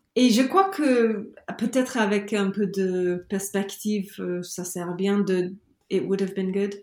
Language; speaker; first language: French; non-native, fluent; English